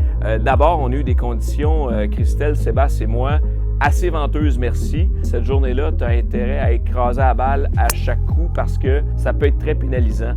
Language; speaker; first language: French; native; French